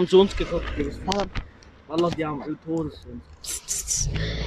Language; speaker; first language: German; early bilingual, other home language; Turkish